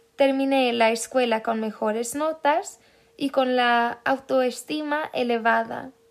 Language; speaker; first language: Spanish; non-native, fluent; Swedish